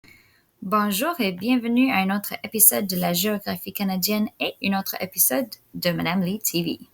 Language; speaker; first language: French; non-native, local second language; English